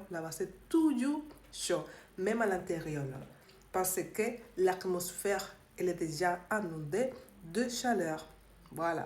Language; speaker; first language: French; non-native, learner; Spanish